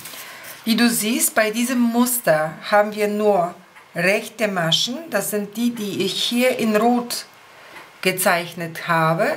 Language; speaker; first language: German; non-native, fluent; Polish